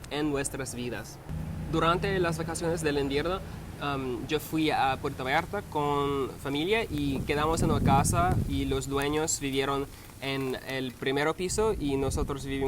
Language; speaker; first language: Spanish; non-native, learner; English